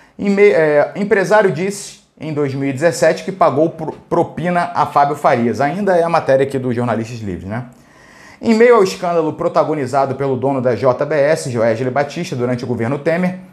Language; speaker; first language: Portuguese; native; Portuguese